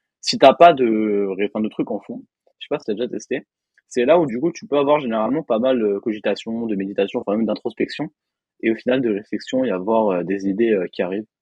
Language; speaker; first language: French; native; French